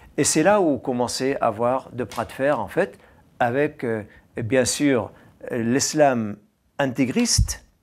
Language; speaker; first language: French; non-native, fluent; Arabic